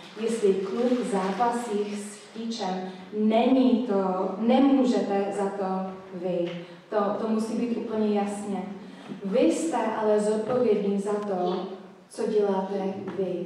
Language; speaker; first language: Czech; non-native, fluent; English